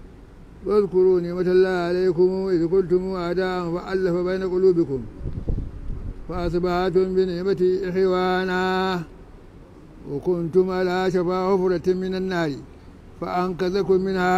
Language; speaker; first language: Arabic; non-native, fluent; Hausa